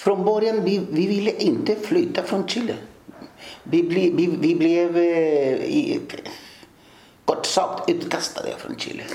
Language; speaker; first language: Swedish; early bilingual, other home language; Spanish